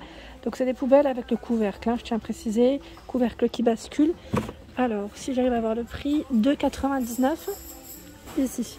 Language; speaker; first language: French; native; French